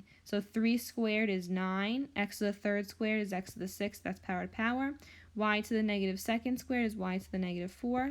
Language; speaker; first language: English; native; English